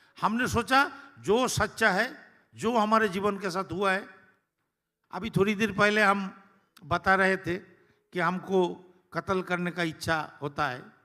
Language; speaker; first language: Hindi; non-native, local second language; Bangla